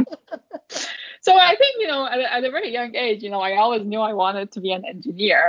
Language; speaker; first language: English; non-native, fluent; Persian